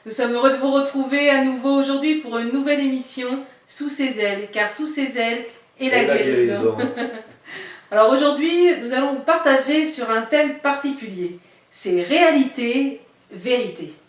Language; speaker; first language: French; native; French